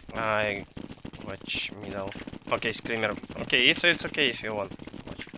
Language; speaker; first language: English; non-native, local second language; Russian